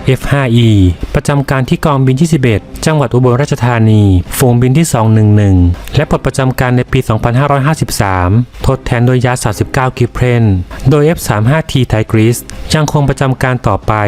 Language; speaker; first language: Thai; native; Thai